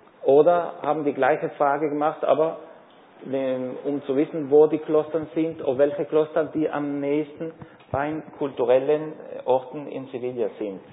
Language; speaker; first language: German; non-native, fluent; Spanish